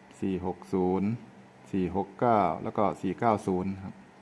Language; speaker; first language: Thai; native; Thai